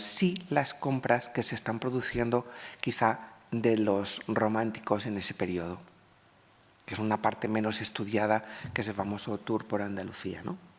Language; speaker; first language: Spanish; native; Spanish